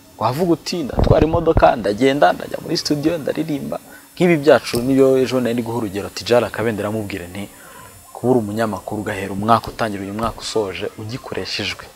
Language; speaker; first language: Kinyarwanda; native; Kinyarwanda